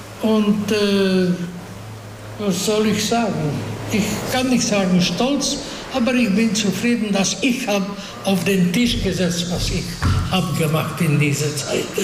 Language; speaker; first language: German; non-native, fluent; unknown